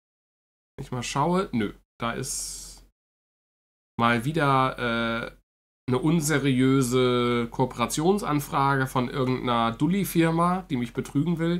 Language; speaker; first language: German; native; German